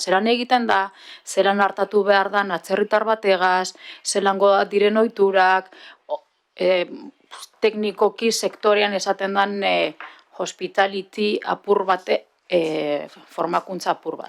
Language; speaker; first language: Basque; native; Basque